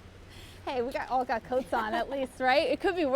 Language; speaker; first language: English; native; English